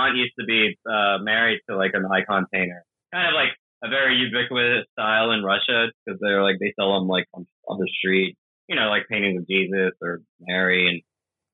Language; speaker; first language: English; native; English